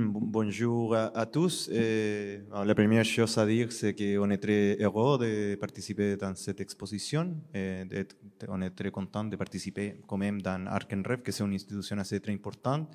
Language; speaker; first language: French; non-native, learner; Spanish